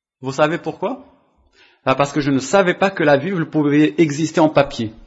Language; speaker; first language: French; non-native, local second language; Arabic